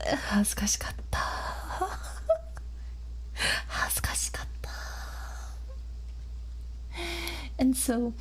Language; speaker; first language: Japanese; non-native, learner; English